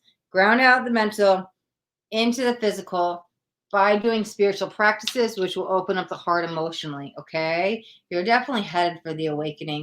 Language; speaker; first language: English; native; English